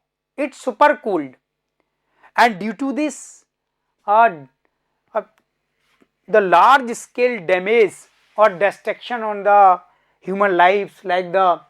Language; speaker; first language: English; non-native, local second language; Hindi